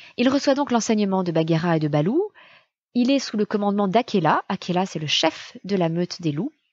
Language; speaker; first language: French; native; French